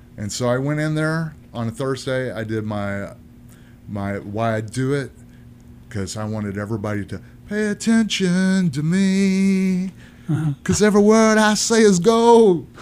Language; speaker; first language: English; native; English